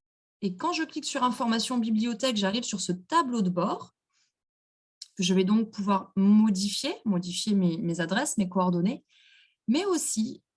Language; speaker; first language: French; native; French